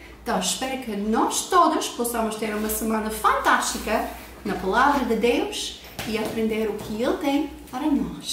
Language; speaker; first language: Portuguese; non-native, fluent; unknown